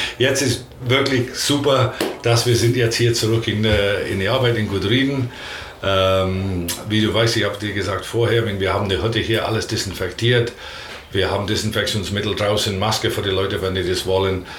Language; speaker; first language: German; non-native, learner; English